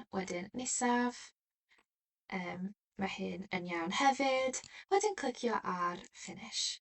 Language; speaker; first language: Welsh; non-native, local second language; English